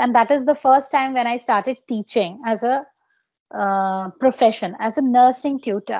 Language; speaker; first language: English; non-native, local second language; Bangla